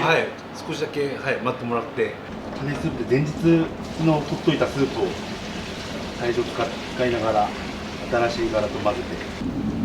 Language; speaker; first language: Japanese; native; Japanese